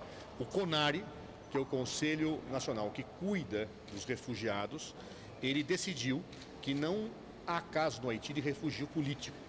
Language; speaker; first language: Portuguese; native; Portuguese